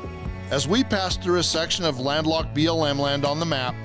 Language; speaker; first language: English; native; English